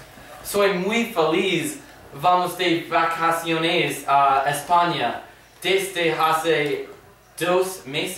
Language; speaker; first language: Spanish; non-native, learner; English